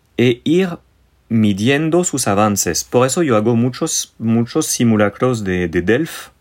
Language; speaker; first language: Spanish; non-native, fluent; French